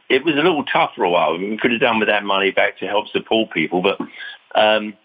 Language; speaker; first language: English; native; English